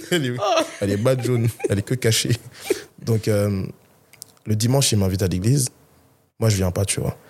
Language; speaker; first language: French; early bilingual, other home language; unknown